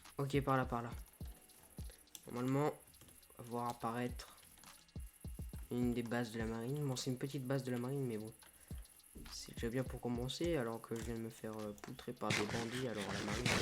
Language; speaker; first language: French; native; French